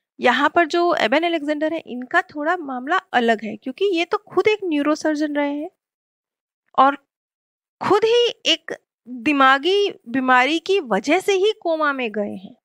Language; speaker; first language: Hindi; native; Hindi